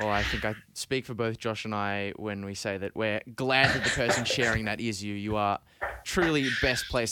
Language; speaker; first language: English; native; English